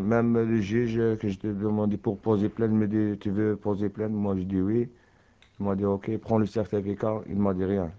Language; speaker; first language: French; non-native, learner; Arabic